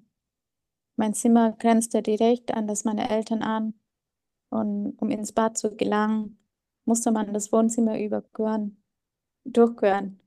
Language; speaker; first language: German; early bilingual, other home language; Vietnamese